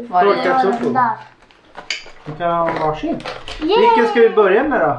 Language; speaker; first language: Swedish; native; Swedish